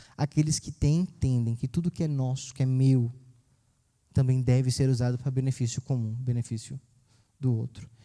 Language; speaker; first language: Portuguese; native; Portuguese